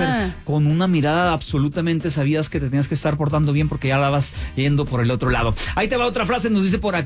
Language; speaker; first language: Spanish; native; Spanish